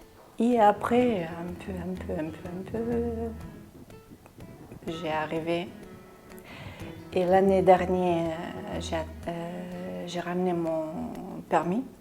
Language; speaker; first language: French; non-native, learner; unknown